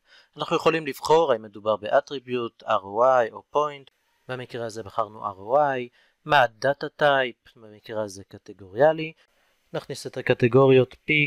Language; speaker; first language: Hebrew; native; Hebrew